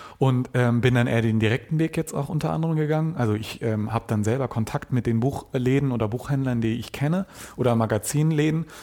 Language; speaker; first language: German; native; German